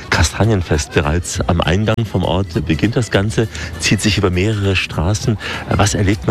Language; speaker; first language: German; native; German